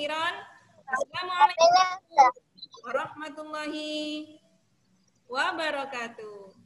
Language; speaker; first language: Indonesian; native; Indonesian